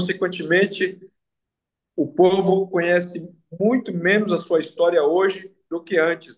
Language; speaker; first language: Portuguese; non-native, local second language; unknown